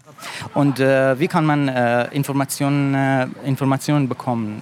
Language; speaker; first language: German; non-native, learner; Persian